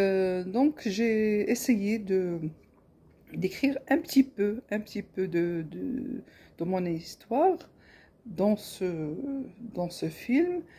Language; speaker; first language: French; non-native, local second language; Arabic